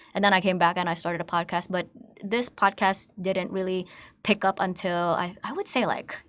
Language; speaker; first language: English; early bilingual, other home language; Indonesian